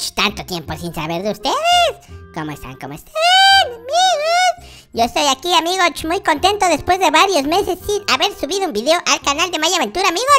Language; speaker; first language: Spanish; native; Spanish